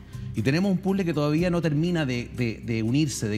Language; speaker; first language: Spanish; native; Spanish